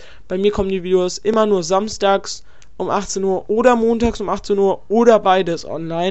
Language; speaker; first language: German; native; German